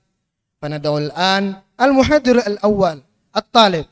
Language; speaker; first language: Arabic; non-native, fluent; Indonesian